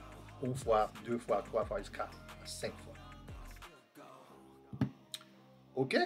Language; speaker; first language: French; non-native, learner; Haitian Creole